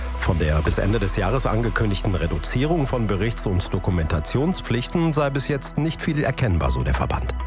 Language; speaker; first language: German; native; German